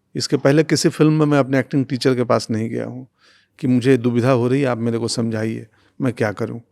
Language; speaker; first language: Hindi; non-native, local second language; Bhojpuri